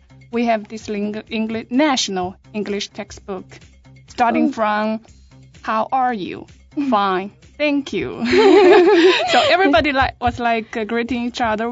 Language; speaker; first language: English; non-native, fluent; Chinese